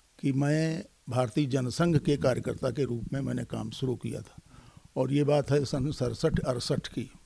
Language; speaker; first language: Hindi; native; Hindi